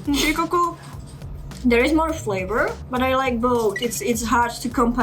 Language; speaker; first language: English; non-native, fluent; Czech